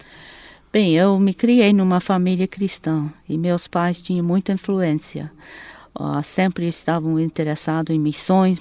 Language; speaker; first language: Portuguese; non-native, fluent; English